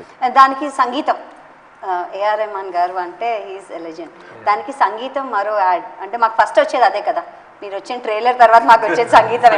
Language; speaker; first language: Telugu; native; Telugu